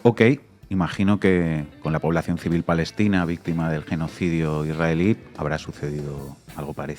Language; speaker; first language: Spanish; native; Spanish